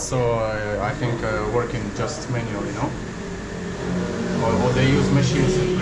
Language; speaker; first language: English; non-native, fluent; Russian